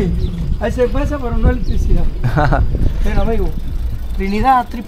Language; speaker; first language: Spanish; native; Spanish